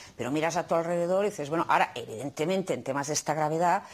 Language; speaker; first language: Spanish; native; Spanish